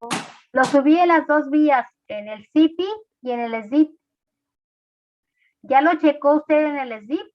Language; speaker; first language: Spanish; native; Spanish